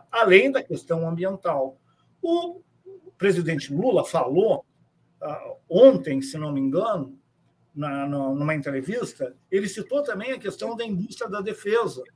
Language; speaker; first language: Portuguese; native; Portuguese